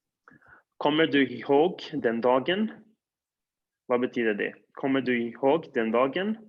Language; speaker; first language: Swedish; non-native, fluent; Spanish